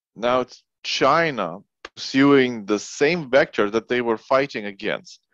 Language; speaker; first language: English; non-native, fluent; Ukrainian